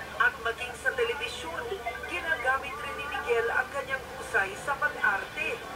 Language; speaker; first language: Filipino; native; Filipino